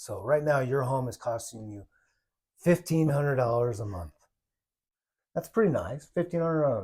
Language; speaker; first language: English; native; English